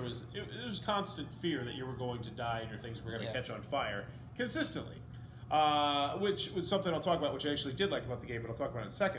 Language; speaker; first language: English; native; English